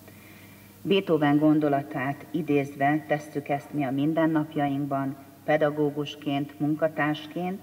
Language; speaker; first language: Hungarian; native; Hungarian